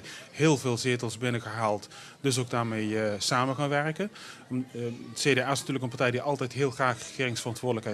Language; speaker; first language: Dutch; native; Dutch